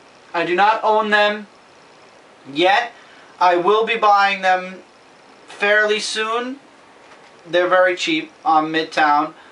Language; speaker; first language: English; native; English